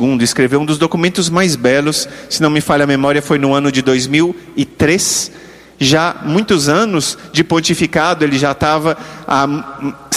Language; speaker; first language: Portuguese; native; Portuguese